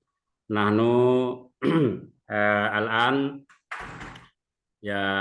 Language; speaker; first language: Arabic; non-native, learner; Indonesian